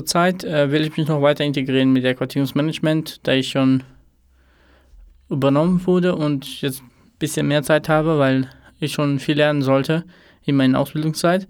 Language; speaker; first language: German; non-native, fluent; Romanian